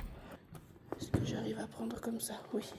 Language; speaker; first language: French; native; French